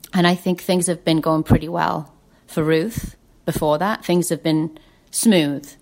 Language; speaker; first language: English; native; English